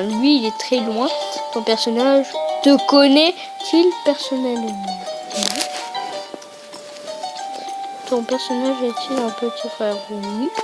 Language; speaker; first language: French; early bilingual, other home language; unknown